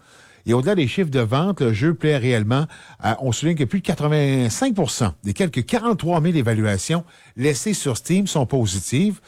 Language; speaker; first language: French; native; French